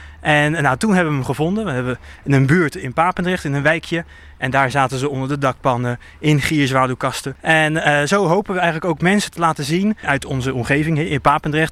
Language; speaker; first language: Dutch; native; Dutch